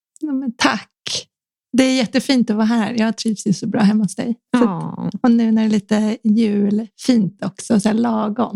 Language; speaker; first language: Swedish; native; Swedish